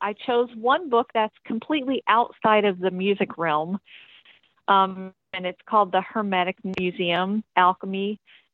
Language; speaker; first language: English; native; English